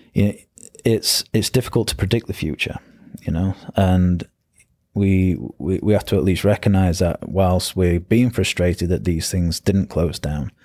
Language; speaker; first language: English; native; English